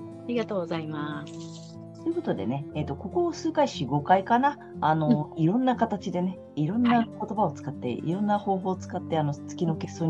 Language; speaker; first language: Japanese; native; Japanese